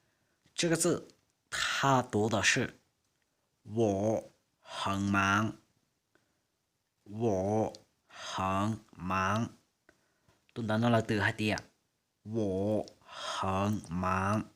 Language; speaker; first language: Chinese; non-native, fluent; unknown